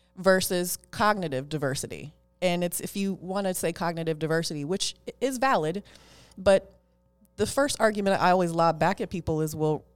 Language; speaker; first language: English; native; English